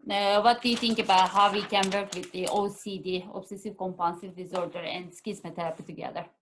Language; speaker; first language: English; non-native, fluent; Turkish